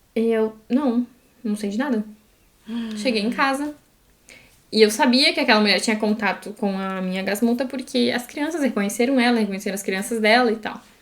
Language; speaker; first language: Portuguese; native; Portuguese